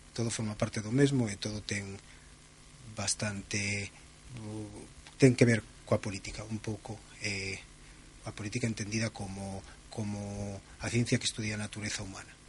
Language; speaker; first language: Galician; native; Galician